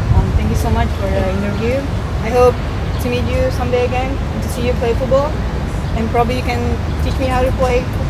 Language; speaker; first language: English; non-native, fluent; Indonesian